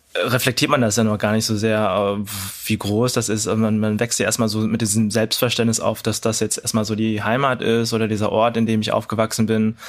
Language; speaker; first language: German; early bilingual, other home language; Cantonese